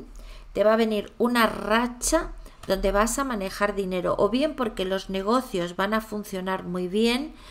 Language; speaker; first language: Spanish; native; Spanish